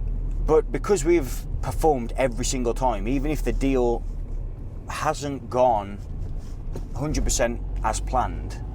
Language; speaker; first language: English; native; English